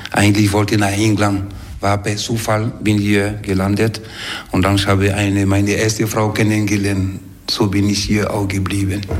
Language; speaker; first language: German; non-native, fluent; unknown